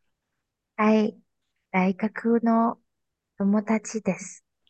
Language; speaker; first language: Japanese; non-native, learner; Chinese